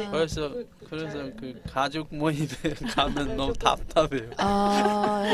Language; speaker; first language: Korean; non-native, fluent; Bangla